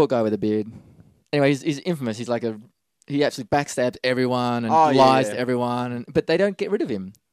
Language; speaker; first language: English; native; English